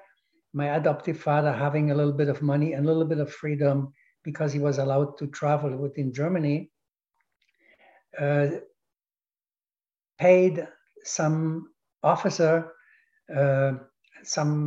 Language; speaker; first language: English; non-native, fluent; German